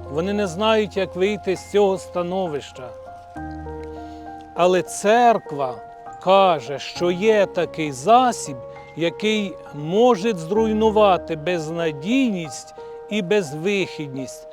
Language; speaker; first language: Ukrainian; native; Ukrainian